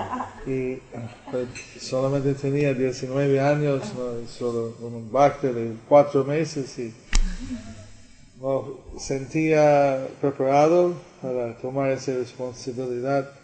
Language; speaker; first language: Spanish; non-native, learner; English